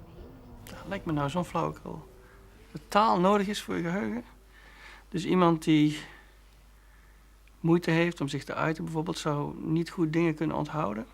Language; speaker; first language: Dutch; native; Dutch